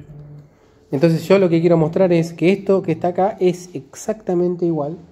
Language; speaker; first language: Spanish; native; Spanish